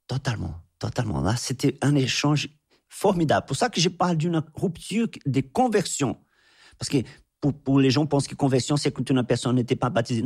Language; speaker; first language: French; non-native, fluent; Portuguese